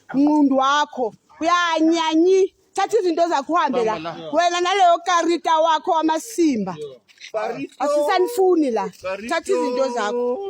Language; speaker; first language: Zulu; native; Zulu